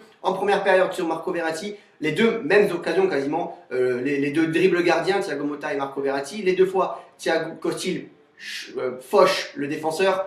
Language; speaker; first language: French; native; French